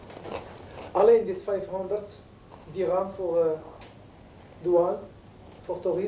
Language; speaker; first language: Dutch; non-native, learner; Arabic